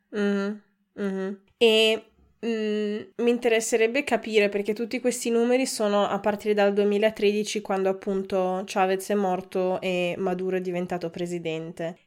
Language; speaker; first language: Italian; native; Italian